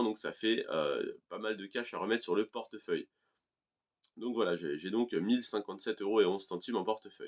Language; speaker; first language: French; native; French